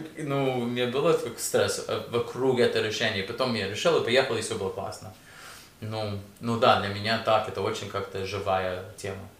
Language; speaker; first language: Russian; early bilingual, heritage; Russian